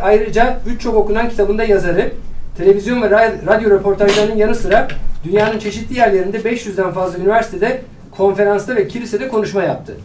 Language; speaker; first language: Turkish; native; Turkish